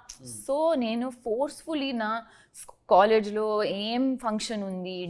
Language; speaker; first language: Telugu; non-native, learner; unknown